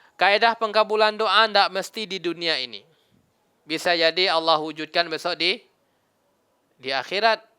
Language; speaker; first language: Malay; non-native, local second language; Minangkabau